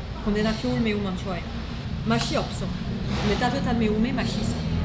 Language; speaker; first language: Korean; non-native, learner; French